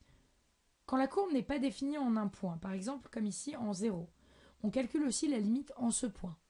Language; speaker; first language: French; native; French